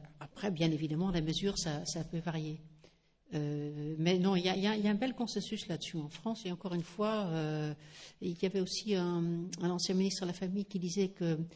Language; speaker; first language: French; non-native, fluent; Dutch